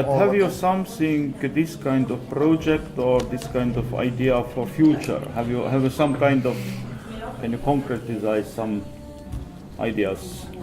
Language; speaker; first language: English; non-native, fluent; Estonian